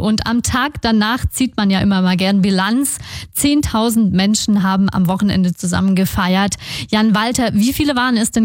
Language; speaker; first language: German; native; German